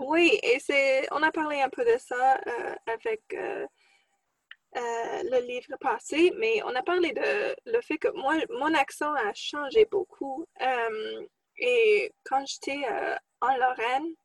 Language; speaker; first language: French; non-native, fluent; English